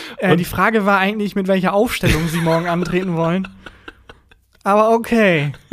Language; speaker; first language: German; early bilingual, other home language; Turkish